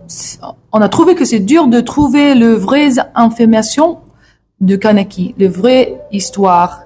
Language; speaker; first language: French; non-native, learner; English